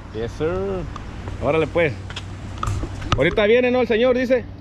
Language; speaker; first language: Spanish; early bilingual, heritage; Spanish